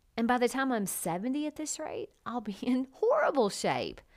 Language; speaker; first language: English; native; English